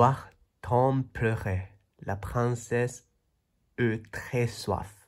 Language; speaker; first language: French; non-native, fluent; Chinese